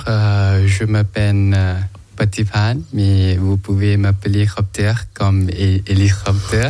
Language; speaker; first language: French; non-native, learner; Thai